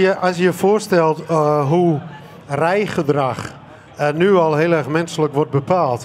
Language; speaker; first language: Dutch; native; Dutch